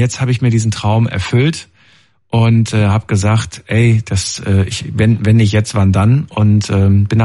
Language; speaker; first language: German; native; German